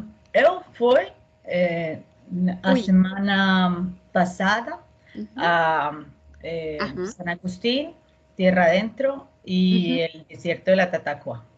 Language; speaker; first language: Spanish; non-native, learner; Portuguese